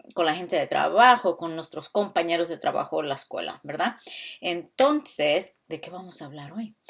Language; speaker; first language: Spanish; early bilingual, other home language; English